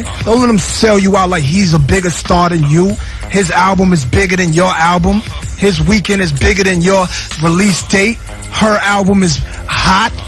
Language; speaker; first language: English; native; English